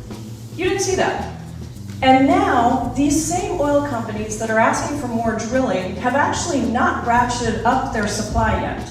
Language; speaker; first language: English; native; English